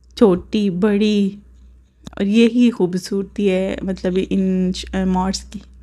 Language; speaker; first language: Urdu; native; Urdu